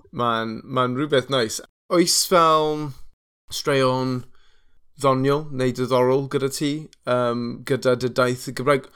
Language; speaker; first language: Welsh; non-native, learner; English